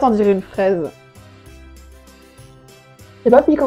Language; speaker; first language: French; native; French